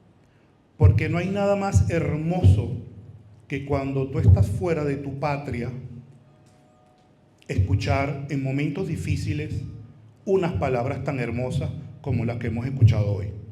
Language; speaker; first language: Spanish; native; Spanish